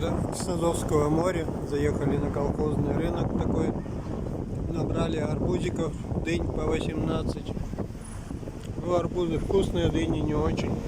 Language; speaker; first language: Russian; native; Russian